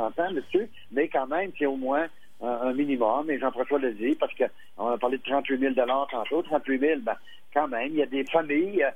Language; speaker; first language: French; native; French